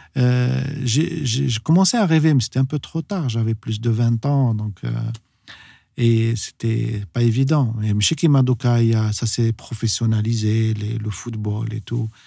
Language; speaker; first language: French; non-native, local second language; Arabic